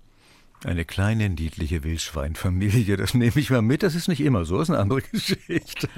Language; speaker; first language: German; native; German